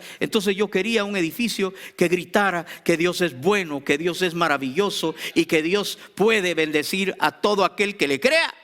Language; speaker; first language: Spanish; native; Spanish